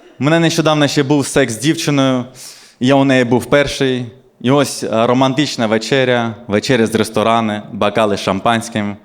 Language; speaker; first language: Ukrainian; non-native, local second language; Russian